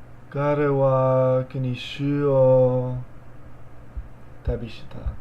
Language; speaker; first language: Japanese; non-native, learner; English